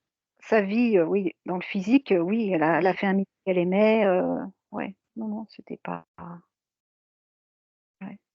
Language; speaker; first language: French; native; French